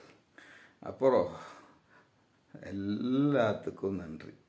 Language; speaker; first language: Tamil; non-native, learner; Malayalam